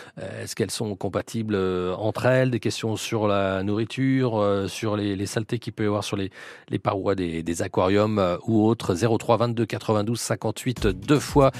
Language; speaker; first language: French; native; French